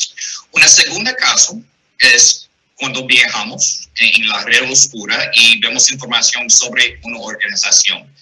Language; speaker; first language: Spanish; non-native, fluent; English